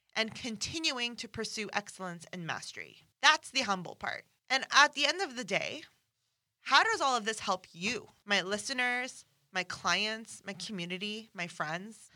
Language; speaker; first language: English; non-native, fluent; Persian